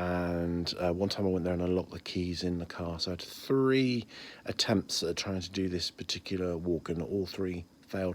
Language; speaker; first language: English; native; English